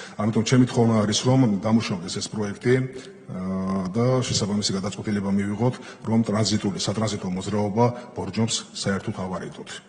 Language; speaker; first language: Georgian; native; Georgian